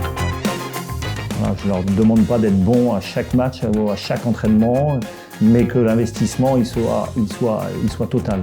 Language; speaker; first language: French; native; French